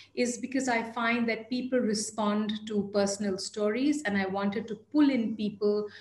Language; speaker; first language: English; non-native, local second language; Hindi